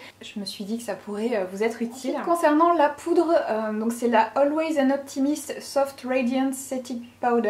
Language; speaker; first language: French; native; French